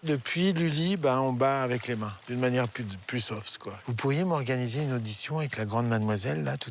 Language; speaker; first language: French; native; French